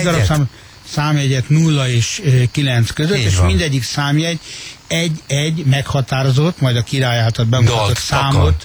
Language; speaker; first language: Hungarian; native; Hungarian